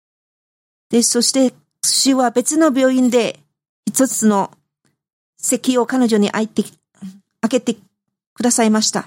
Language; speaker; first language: Japanese; non-native, fluent; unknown